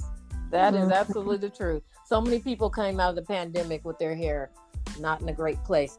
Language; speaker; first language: English; native; English